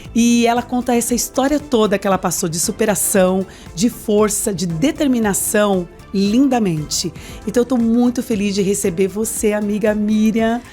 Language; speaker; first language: Portuguese; native; Portuguese